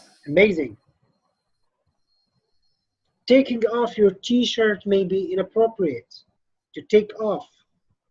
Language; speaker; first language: English; non-native, fluent; Arabic